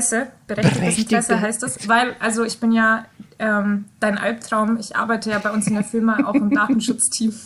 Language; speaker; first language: German; native; German